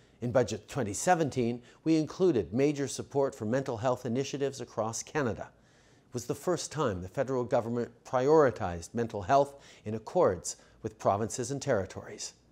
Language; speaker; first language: English; early bilingual, other home language; French